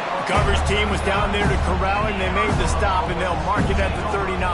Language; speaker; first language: English; native; English